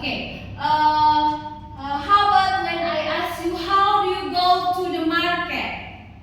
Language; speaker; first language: English; non-native, learner; Indonesian